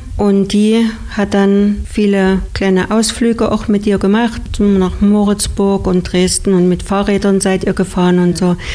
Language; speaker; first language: German; native; German